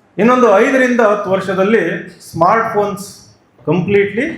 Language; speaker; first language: Kannada; native; Kannada